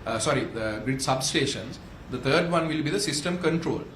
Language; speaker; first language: English; non-native, local second language; Sinhala